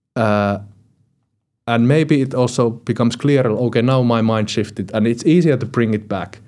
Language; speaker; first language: English; non-native, fluent; Finnish